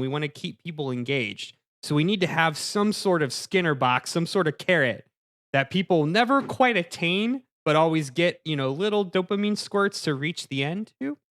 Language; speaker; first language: English; native; English